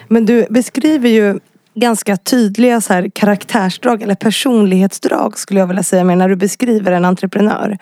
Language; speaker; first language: Swedish; native; Swedish